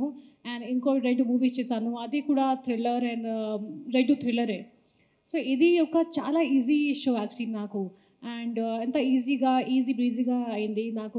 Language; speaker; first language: Telugu; non-native, fluent; Hindi